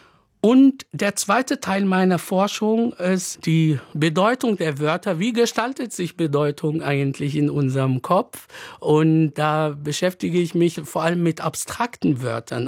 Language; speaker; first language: German; non-native, fluent; Arabic